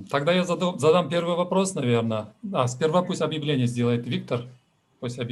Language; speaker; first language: Russian; native; Russian